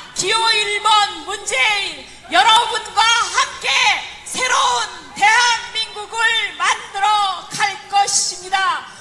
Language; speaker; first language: Korean; native; Korean